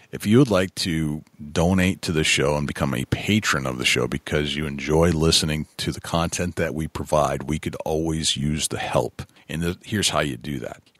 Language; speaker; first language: English; native; English